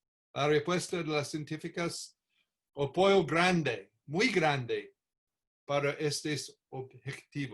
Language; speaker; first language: Spanish; non-native, learner; English